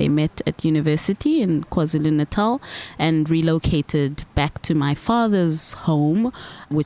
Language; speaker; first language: English; non-native, local second language; Xhosa